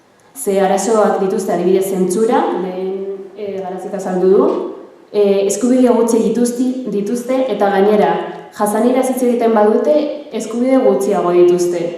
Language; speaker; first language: Basque; early bilingual, other home language; Arabic